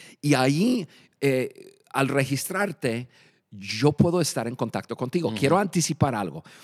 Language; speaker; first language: Spanish; non-native, fluent; English